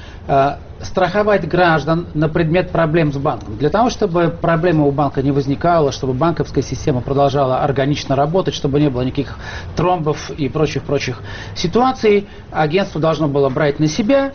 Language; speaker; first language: Russian; native; Russian